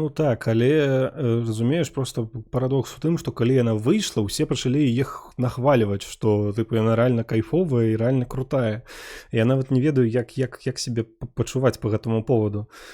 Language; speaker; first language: Belarusian; non-native, local second language; Russian